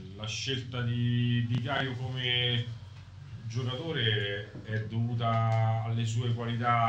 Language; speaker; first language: Italian; native; Italian